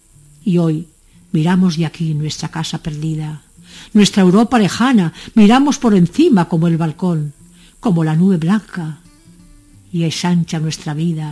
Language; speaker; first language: Spanish; native; Spanish